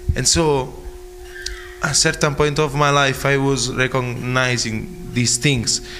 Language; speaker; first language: English; non-native, fluent; Italian